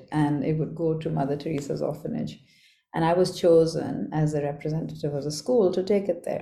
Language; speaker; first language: English; non-native, local second language; Bangla